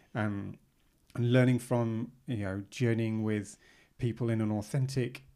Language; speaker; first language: English; native; English